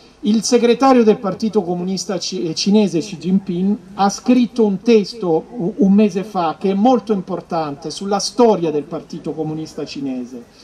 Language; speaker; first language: Italian; native; Italian